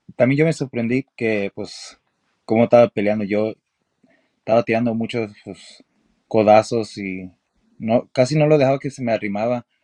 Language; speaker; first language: Spanish; early bilingual, heritage; Spanish